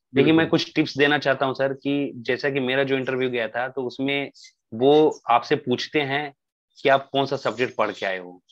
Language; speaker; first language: Hindi; native; Hindi